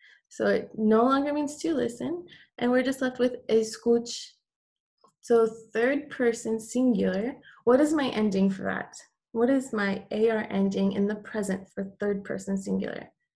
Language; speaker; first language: English; native; English